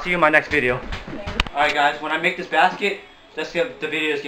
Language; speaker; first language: English; native; English